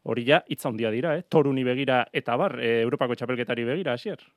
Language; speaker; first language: Basque; native; Basque